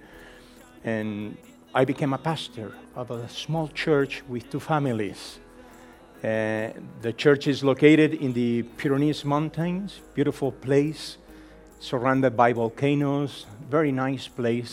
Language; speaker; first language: English; non-native, fluent; Spanish